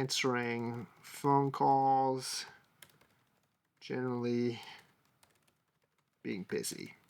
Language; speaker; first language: English; native; English